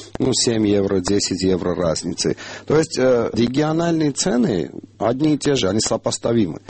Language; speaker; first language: Russian; non-native, local second language; Armenian